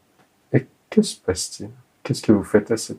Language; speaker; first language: French; native; French